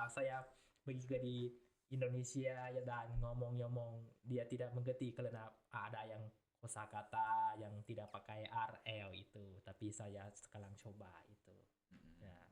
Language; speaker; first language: Indonesian; non-native, learner; Thai